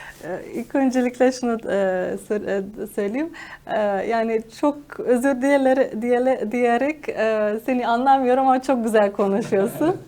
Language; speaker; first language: Turkish; non-native, fluent; Slovenian